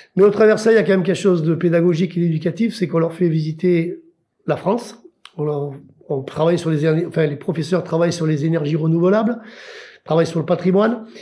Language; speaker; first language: French; native; French